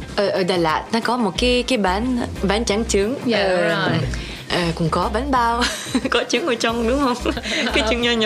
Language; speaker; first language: Vietnamese; early bilingual, heritage; French